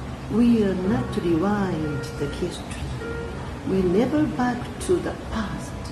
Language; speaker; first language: English; non-native, learner; Japanese